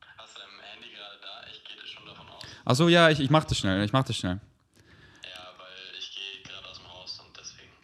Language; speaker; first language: German; native; German